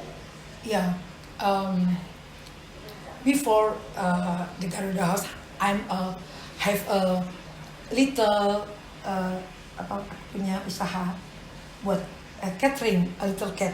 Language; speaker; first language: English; non-native, local second language; Indonesian